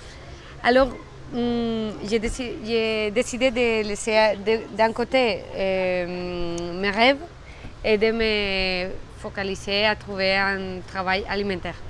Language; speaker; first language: French; non-native, fluent; Spanish